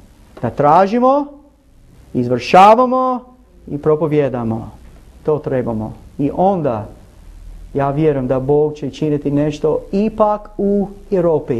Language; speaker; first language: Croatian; non-native, learner; English